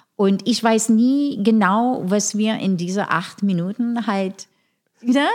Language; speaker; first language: German; non-native, fluent; English